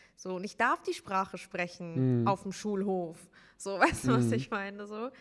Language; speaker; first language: German; early bilingual, other home language; Turkish